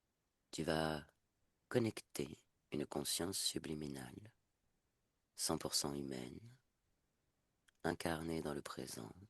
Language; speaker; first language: French; native; French